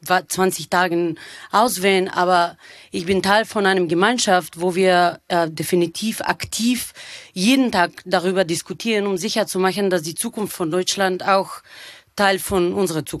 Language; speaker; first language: German; non-native, fluent; Bulgarian